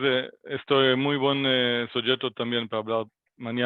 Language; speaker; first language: Spanish; non-native, learner; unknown